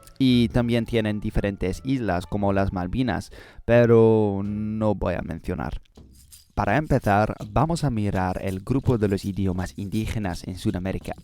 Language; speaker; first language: Spanish; non-native, learner; English